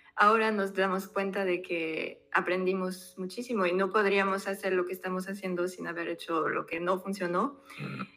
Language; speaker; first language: Spanish; non-native, fluent; French